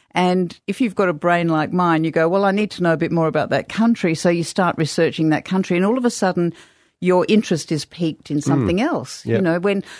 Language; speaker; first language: English; native; English